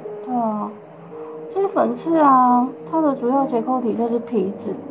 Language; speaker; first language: Chinese; native; Chinese